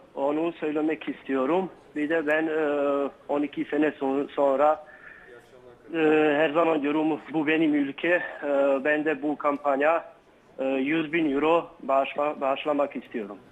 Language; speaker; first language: Turkish; non-native, learner; Bosnian